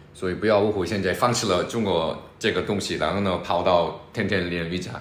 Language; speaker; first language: Chinese; non-native, fluent; Korean